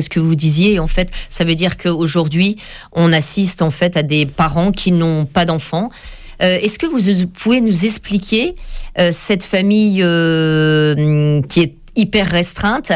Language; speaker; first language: French; native; French